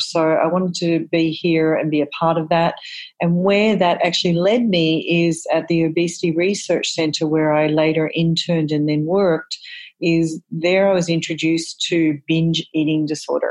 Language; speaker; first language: English; native; English